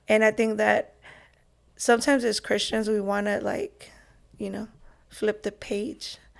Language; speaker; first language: English; early bilingual, other home language; Spanish